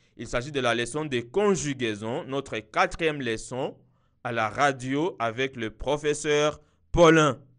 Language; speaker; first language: French; non-native, local second language; Kinyarwanda